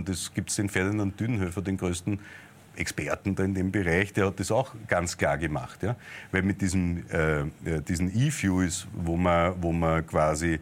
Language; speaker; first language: German; native; German